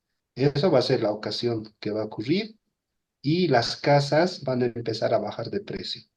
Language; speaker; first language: Spanish; native; Spanish